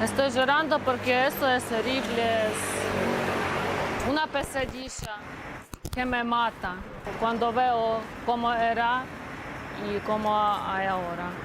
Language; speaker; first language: Spanish; non-native, learner; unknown